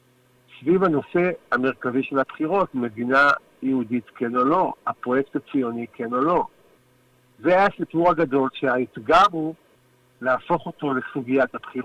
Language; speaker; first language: Hebrew; native; Hebrew